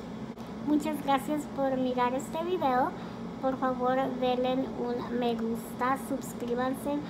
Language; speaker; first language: Spanish; early bilingual, heritage; Spanish